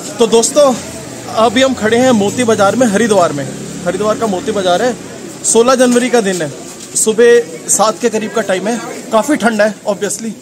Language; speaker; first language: Hindi; native; Hindi